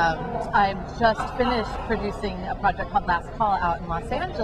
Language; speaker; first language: English; native; English